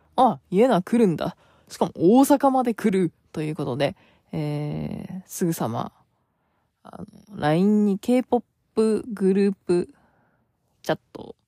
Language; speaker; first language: Japanese; native; Japanese